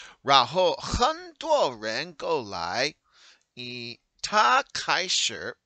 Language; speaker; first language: Chinese; non-native, learner; English